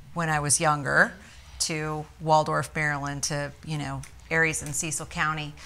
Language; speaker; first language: English; native; English